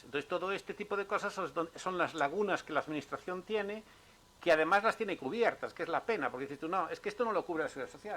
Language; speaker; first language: Spanish; native; Spanish